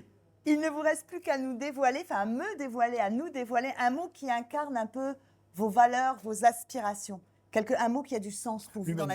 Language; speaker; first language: French; native; French